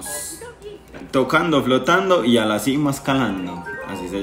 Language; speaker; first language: Spanish; native; Spanish